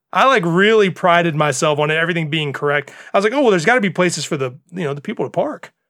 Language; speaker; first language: English; native; English